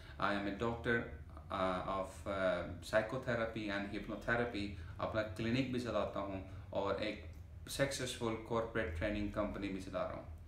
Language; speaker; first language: Urdu; non-native, fluent; Persian